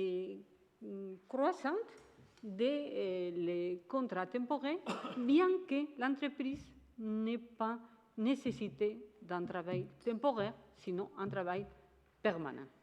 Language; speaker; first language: French; non-native, fluent; Spanish